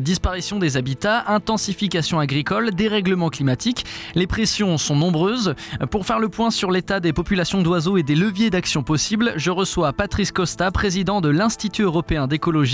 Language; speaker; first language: French; native; French